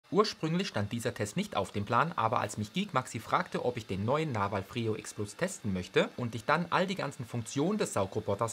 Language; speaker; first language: German; native; German